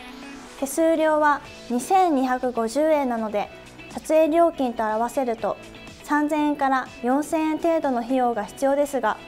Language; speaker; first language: Japanese; native; Japanese